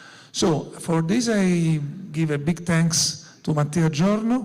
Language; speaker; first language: English; non-native, learner; Italian